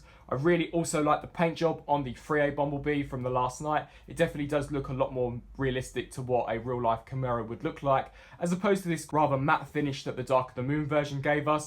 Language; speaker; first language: English; native; English